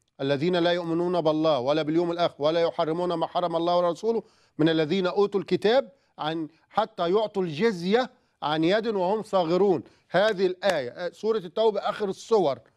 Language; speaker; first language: Arabic; native; Arabic